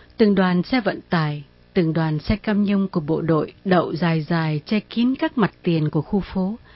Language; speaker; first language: Vietnamese; native; Vietnamese